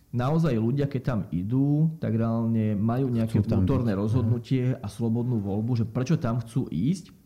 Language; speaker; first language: Slovak; native; Slovak